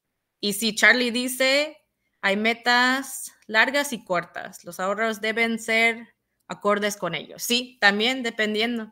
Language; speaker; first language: Spanish; early bilingual, heritage; Spanish